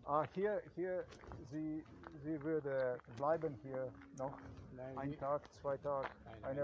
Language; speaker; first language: German; non-native, learner; Croatian